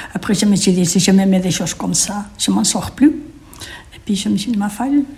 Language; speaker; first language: French; non-native, fluent; Spanish